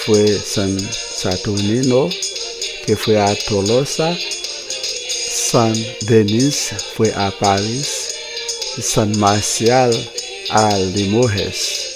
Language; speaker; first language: Spanish; non-native, fluent; Haitian Creole